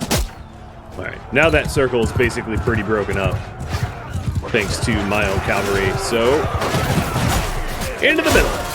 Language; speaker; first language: English; native; English